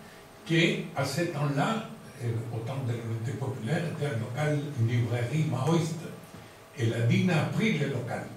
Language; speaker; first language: French; non-native, fluent; Spanish